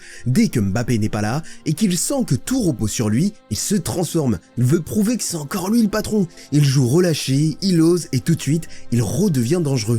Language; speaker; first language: French; native; French